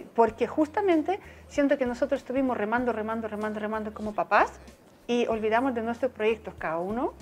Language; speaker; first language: Spanish; non-native, fluent; Russian